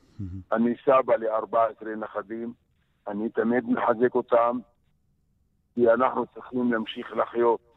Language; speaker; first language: Hebrew; non-native, local second language; Arabic